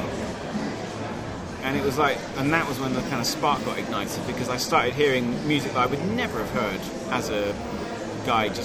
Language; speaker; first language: English; native; English